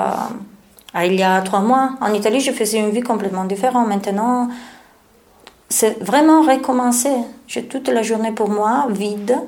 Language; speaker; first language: French; non-native, learner; Italian